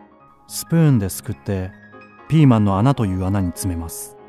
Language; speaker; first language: Japanese; native; Japanese